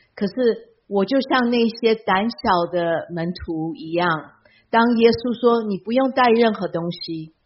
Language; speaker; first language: Chinese; early bilingual, heritage; Chinese